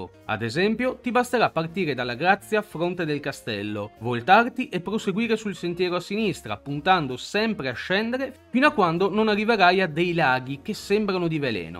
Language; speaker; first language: Italian; native; Italian